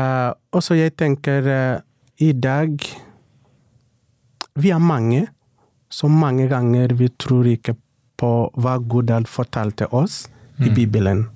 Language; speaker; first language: Norwegian; non-native, local second language; Swahili